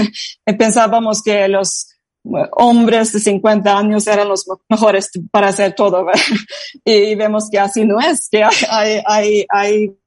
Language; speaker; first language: Spanish; non-native, fluent; Norwegian